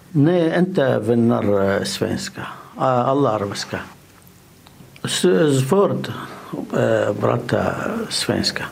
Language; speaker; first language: Swedish; non-native, learner; Arabic